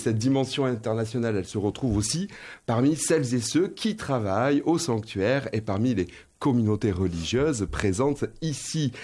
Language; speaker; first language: French; native; French